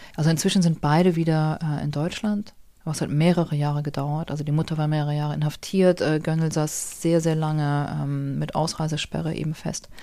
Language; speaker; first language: German; native; German